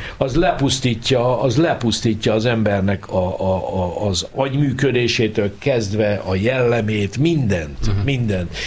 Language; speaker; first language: Hungarian; native; Hungarian